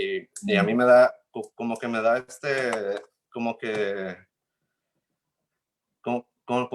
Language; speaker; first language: Spanish; early bilingual, heritage; Spanish